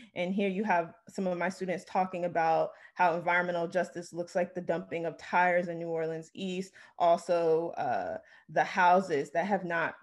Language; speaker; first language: English; native; English